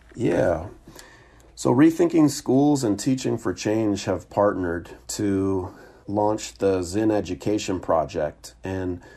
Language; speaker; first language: English; native; English